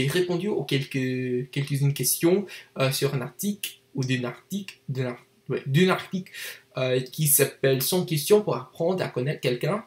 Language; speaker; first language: French; non-native, learner; English